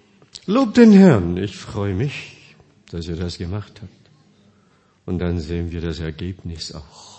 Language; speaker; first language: German; non-native, fluent; Korean